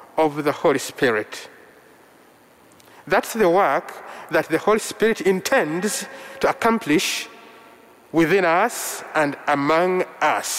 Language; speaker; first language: English; non-native, local second language; Ganda